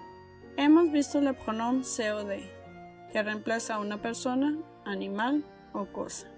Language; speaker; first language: Spanish; native; Spanish